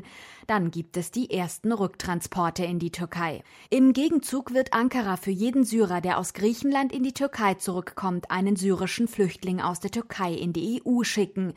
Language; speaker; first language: German; native; German